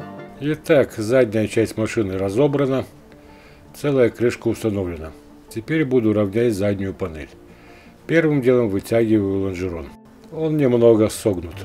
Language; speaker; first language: Russian; native; Russian